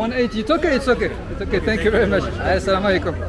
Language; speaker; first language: English; non-native, learner; French